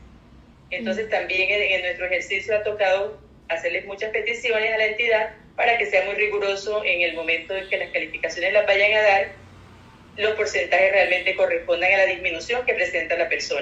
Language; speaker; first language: Spanish; native; Spanish